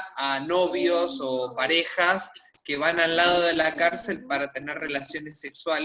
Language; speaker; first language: Spanish; native; Spanish